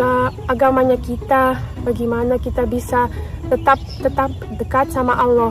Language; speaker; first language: Indonesian; non-native, fluent; Russian